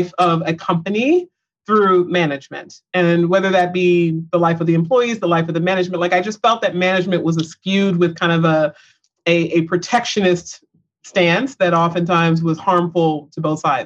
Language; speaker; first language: English; native; English